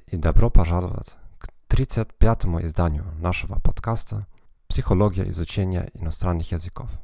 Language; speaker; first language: Russian; non-native, fluent; German